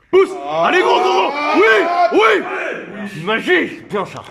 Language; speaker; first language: French; native; French